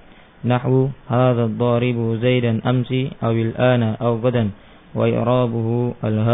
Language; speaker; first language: Arabic; non-native, fluent; Indonesian